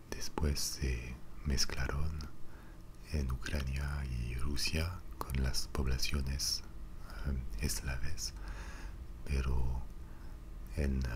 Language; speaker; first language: Spanish; non-native, fluent; French